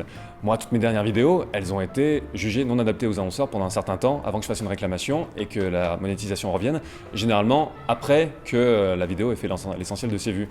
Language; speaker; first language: French; native; French